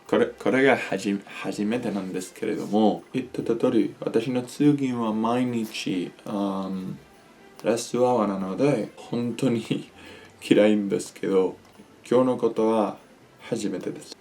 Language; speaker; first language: Japanese; non-native, learner; Spanish